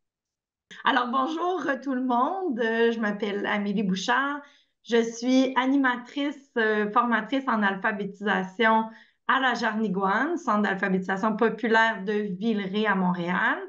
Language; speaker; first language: French; native; French